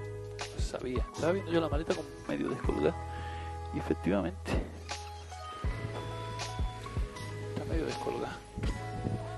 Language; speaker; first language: Spanish; native; Spanish